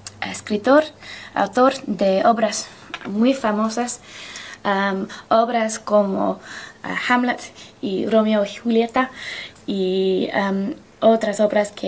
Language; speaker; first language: Spanish; non-native, learner; English